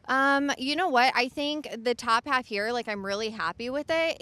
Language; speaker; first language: English; native; English